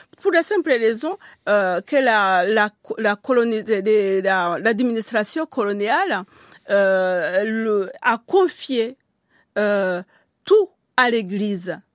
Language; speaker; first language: French; non-native, local second language; Kinyarwanda